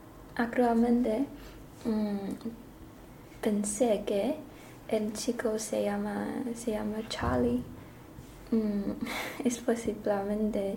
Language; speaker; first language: Spanish; non-native, learner; Chinese